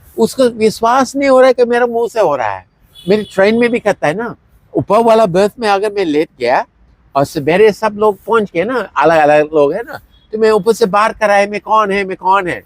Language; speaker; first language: Hindi; non-native, fluent; English